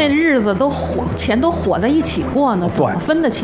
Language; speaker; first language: Chinese; native; Chinese